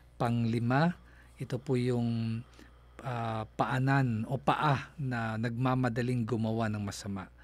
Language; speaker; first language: Filipino; non-native, local second language; Cebuano